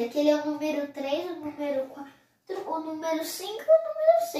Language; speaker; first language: Portuguese; native; Portuguese